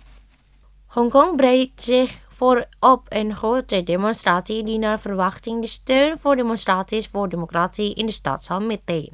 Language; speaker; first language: Dutch; non-native, fluent; Indonesian